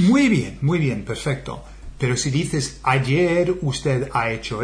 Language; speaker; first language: Spanish; non-native, fluent; English